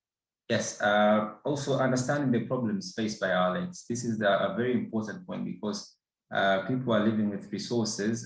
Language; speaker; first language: English; non-native, local second language; Swahili